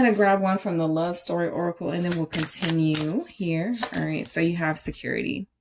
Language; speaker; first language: English; native; English